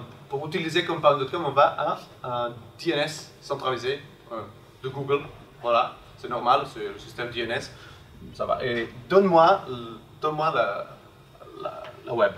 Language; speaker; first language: French; non-native, fluent; Spanish